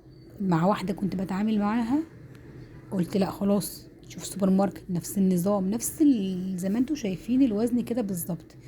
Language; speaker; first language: Arabic; native; Arabic